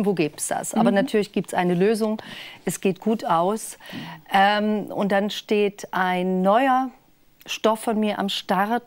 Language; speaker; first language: German; native; German